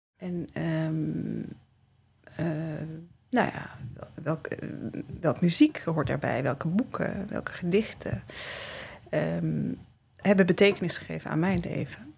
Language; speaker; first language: Dutch; early bilingual, other home language; Riffian